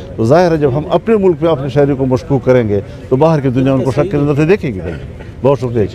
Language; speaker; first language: Urdu; non-native, local second language; Pashto